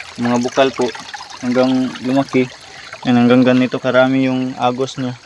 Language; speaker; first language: Filipino; non-native, local second language; Cebuano